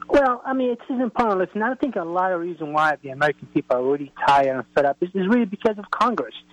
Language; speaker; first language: English; non-native, fluent; Somali